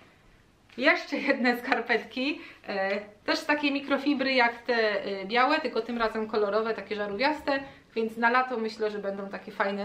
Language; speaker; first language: Polish; native; Polish